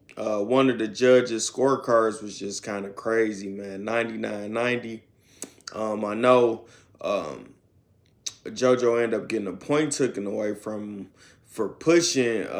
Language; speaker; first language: English; native; English